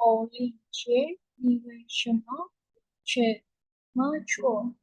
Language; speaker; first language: Chinese; non-native, learner; Indonesian